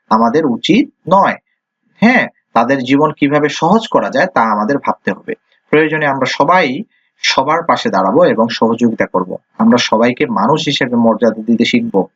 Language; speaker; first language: Bangla; native; Bangla